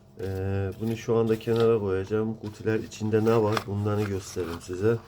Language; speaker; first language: Turkish; non-native, learner; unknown